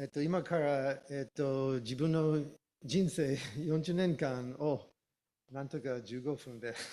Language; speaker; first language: Japanese; non-native, fluent; English